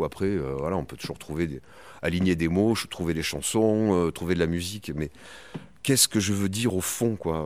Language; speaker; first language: French; native; French